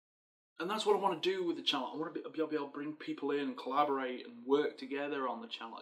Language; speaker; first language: English; native; English